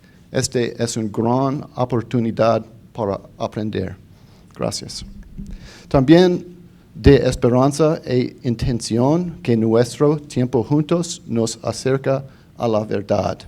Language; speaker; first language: Spanish; non-native, fluent; English